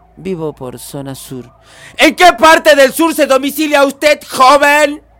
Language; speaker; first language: Spanish; native; Spanish